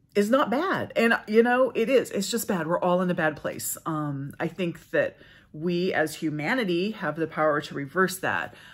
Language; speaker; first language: English; native; English